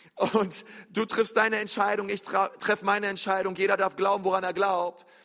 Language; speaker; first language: German; native; German